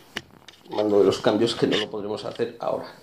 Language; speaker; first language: Spanish; native; Spanish